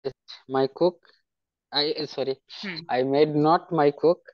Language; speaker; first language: English; non-native, learner; Hindi